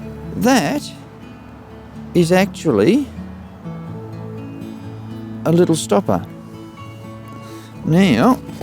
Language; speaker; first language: English; native; English